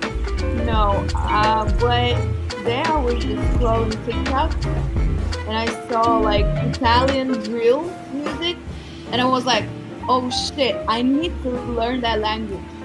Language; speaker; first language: English; non-native, fluent; Russian